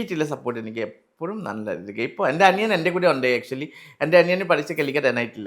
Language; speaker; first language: Malayalam; non-native, learner; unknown